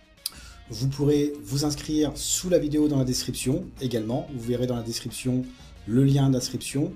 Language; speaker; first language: French; native; French